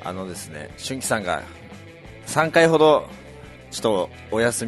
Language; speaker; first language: Japanese; native; Japanese